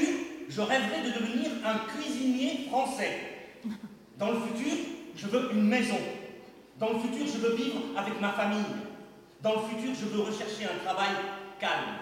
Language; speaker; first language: French; non-native, learner; Vietnamese